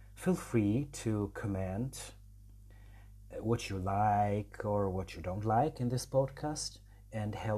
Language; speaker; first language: English; non-native, fluent; Polish